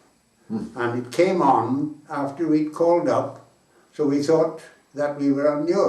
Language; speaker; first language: English; native; English